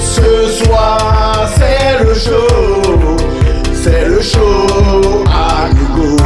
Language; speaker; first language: French; native; French